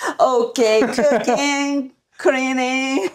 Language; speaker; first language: English; non-native, learner; Japanese